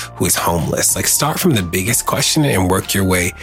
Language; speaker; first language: English; native; English